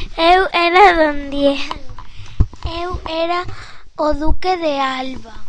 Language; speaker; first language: Galician; non-native, local second language; Spanish